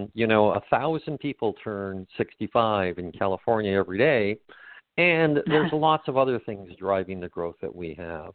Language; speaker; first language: English; native; English